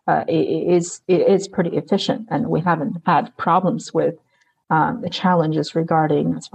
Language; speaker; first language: English; non-native, fluent; Chinese